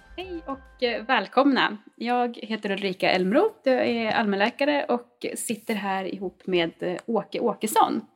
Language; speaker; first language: Swedish; native; Swedish